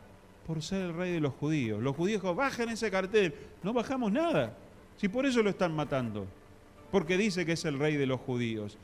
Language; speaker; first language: Spanish; native; Spanish